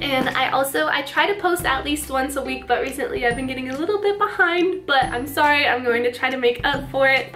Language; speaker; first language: English; early bilingual, other home language; Romanian